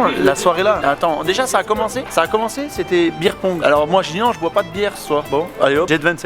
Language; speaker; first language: French; native; French